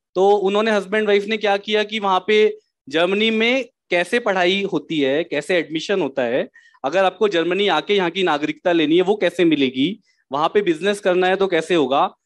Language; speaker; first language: Hindi; native; Hindi